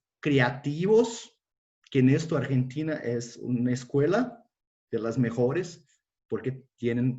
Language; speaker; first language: Spanish; non-native, fluent; Portuguese